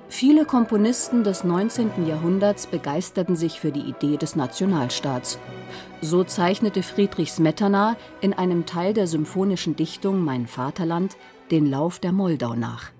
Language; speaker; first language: German; native; German